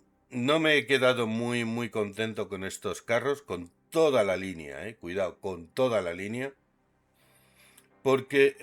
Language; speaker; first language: Spanish; native; Spanish